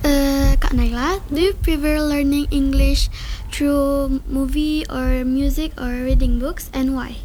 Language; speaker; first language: English; non-native, learner; Indonesian